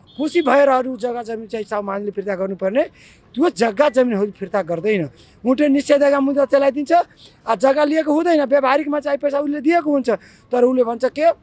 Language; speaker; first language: Nepali; non-native, local second language; Maithili